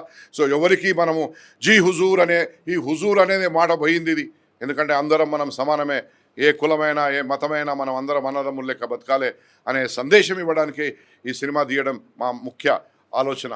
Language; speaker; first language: Telugu; native; Telugu